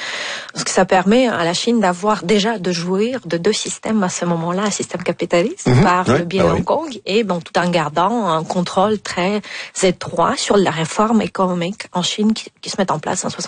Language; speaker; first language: French; non-native, fluent; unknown